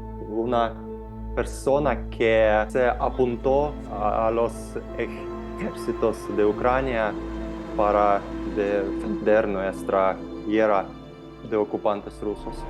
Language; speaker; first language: Spanish; non-native, fluent; Ukrainian